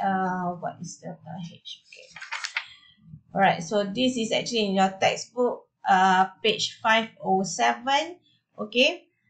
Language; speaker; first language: English; non-native, local second language; Malay